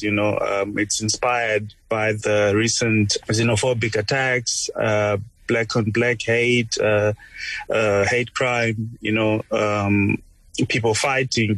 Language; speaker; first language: English; non-native, local second language; Shona